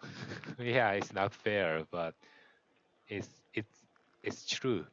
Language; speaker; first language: English; non-native, learner; Korean